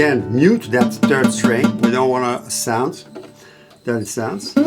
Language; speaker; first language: English; non-native, fluent; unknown